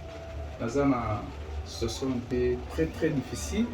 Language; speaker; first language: French; non-native, local second language; Lingala